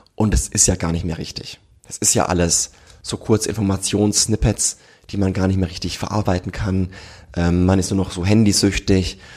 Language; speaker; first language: German; native; German